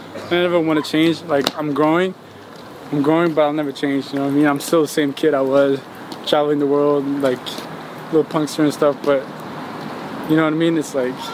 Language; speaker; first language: English; non-native, fluent; Norwegian